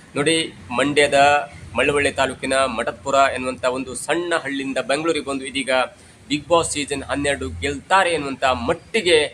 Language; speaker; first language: Kannada; native; Kannada